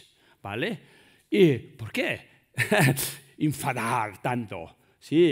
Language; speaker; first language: Spanish; non-native, learner; Tibetan